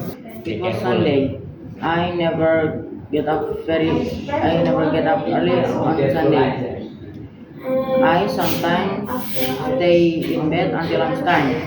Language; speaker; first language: English; non-native, learner; Indonesian